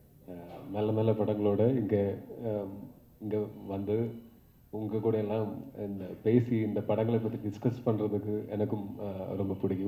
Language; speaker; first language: Tamil; non-native, local second language; Malayalam